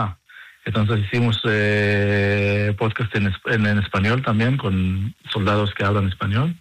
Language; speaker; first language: Spanish; non-native, fluent; Hebrew